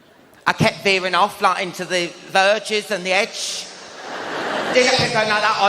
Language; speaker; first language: English; native; English